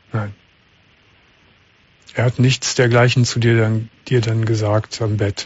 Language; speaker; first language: German; native; German